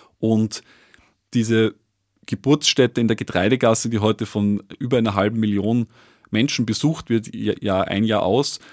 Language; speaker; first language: German; native; German